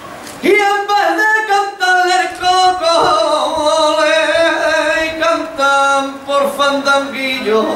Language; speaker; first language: Spanish; native; Spanish